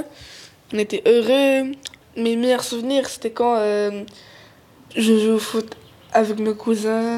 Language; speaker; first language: French; early bilingual, other home language; Arabic